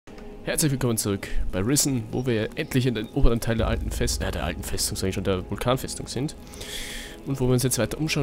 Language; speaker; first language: German; native; German